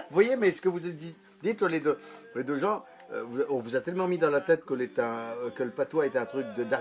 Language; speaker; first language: French; native; French